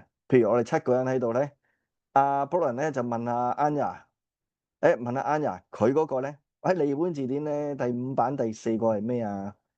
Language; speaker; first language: Cantonese; native; Cantonese